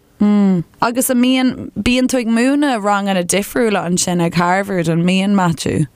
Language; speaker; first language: Irish; non-native, local second language; English